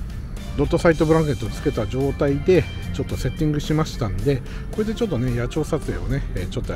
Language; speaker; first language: Japanese; native; Japanese